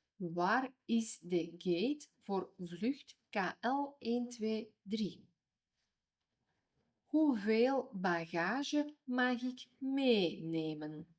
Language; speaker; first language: Dutch; non-native, fluent; Ukrainian